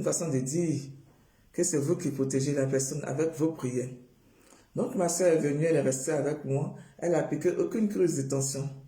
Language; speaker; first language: French; non-native, local second language; Baoulé